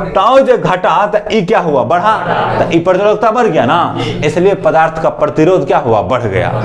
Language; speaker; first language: Hindi; native; Hindi